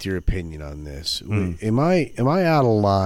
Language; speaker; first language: English; native; English